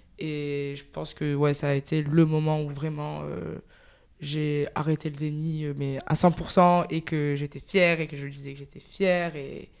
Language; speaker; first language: French; native; French